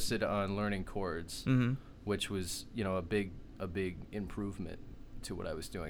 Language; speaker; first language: English; native; English